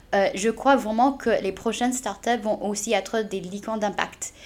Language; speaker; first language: French; non-native, fluent; English